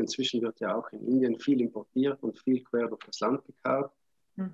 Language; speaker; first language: German; native; German